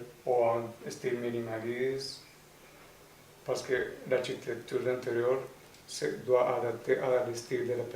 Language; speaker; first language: French; non-native, fluent; Spanish